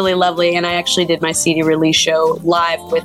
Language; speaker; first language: English; native; English